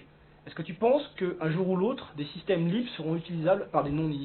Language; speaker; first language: French; native; French